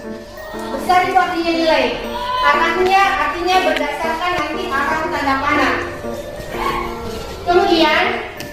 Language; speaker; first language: Indonesian; native; Indonesian